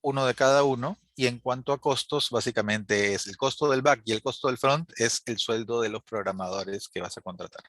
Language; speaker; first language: Spanish; native; Spanish